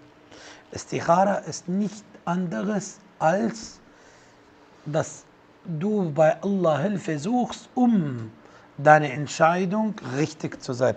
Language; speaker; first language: German; non-native, fluent; Arabic